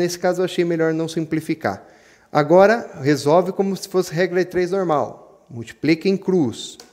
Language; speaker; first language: Portuguese; native; Portuguese